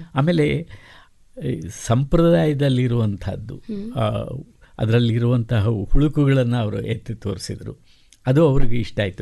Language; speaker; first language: Kannada; native; Kannada